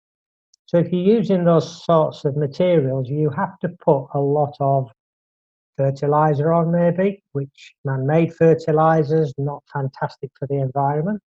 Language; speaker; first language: English; native; English